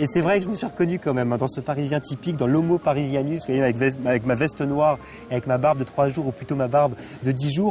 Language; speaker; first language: French; native; French